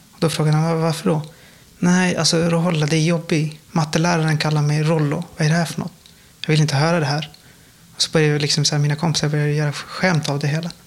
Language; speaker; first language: Swedish; non-native, fluent; Persian